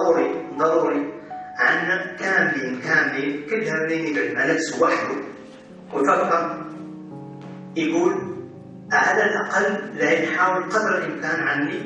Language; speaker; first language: Arabic; native; Arabic